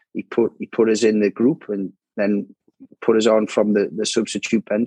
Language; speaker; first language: English; native; English